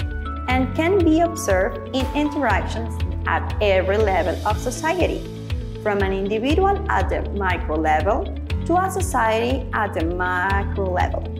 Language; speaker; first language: English; non-native, fluent; Spanish